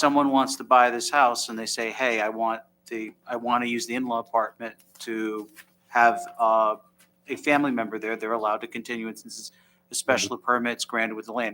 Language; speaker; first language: English; native; English